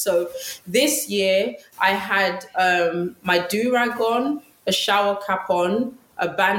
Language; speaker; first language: English; native; English